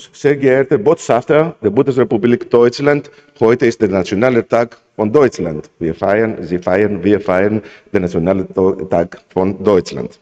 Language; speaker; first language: German; non-native, fluent; Greek